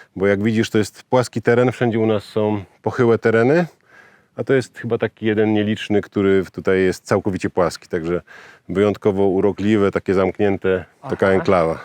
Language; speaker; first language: Polish; native; Polish